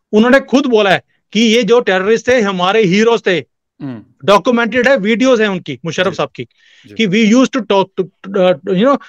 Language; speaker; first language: Hindi; native; Hindi